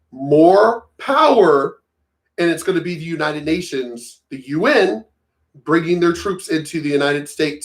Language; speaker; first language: English; native; English